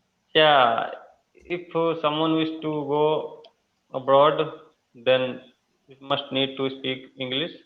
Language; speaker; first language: English; non-native, learner; Hindi